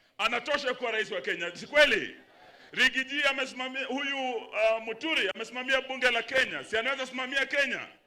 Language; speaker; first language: Swahili; non-native, local second language; Luyia